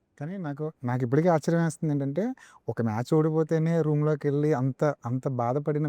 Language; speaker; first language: Telugu; native; Telugu